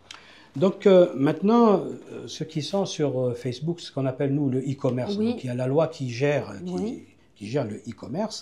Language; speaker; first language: French; non-native, local second language; Arabic